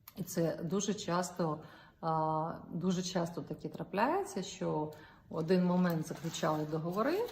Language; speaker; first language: Ukrainian; non-native, local second language; Russian